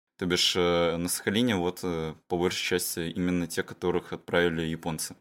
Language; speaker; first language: Russian; native; Russian